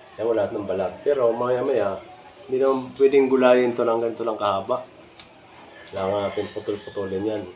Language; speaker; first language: Filipino; native; Filipino